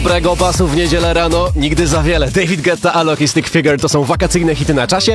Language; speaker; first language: Polish; native; Polish